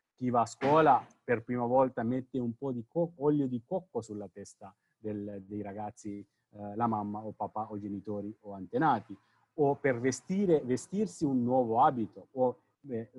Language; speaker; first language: Italian; non-native, fluent; Sinhala